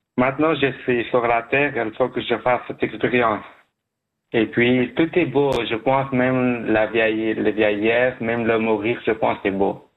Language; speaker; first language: French; non-native, learner; Persian